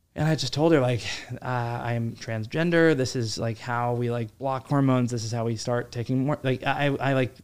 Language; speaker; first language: English; native; English